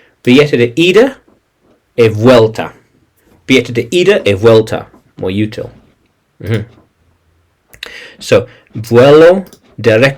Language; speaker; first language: Spanish; non-native, learner; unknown